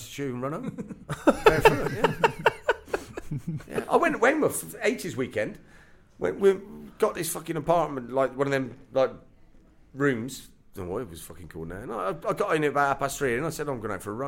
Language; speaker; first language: English; native; English